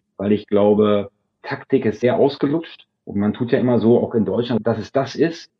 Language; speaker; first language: German; early bilingual, other home language; Dutch